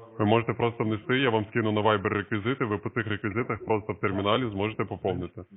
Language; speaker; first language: Ukrainian; native; Ukrainian